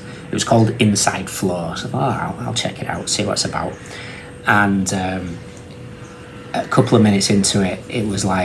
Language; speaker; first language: English; native; English